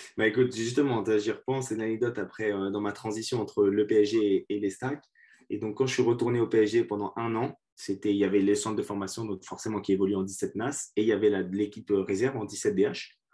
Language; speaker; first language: French; native; French